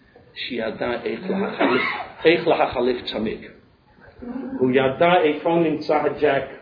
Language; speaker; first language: Hebrew; non-native, fluent; English